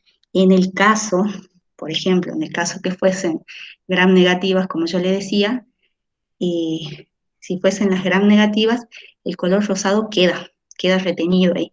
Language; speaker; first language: Spanish; native; Spanish